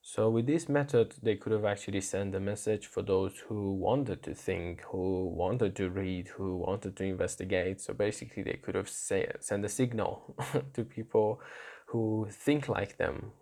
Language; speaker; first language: English; non-native, fluent; Persian